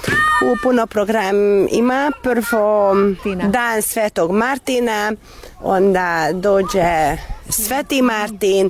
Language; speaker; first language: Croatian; non-native, local second language; Hungarian